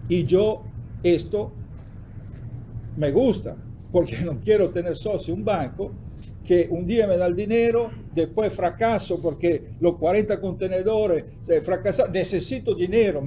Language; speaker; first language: Spanish; non-native, fluent; Italian